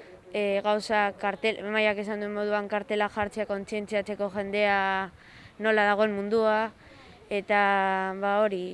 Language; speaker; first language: Basque; non-native, local second language; Spanish